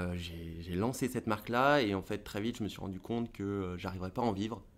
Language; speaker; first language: French; native; French